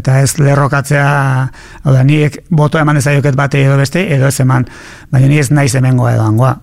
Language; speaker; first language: Basque; native; Basque